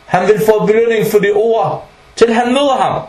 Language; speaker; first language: Danish; non-native, fluent; Arabic